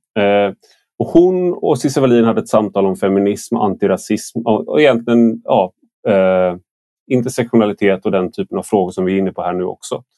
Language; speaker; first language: Swedish; native; Swedish